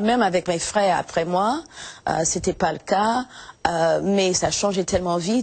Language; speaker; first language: French; non-native, fluent; English